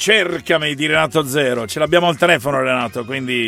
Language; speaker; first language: Italian; native; Italian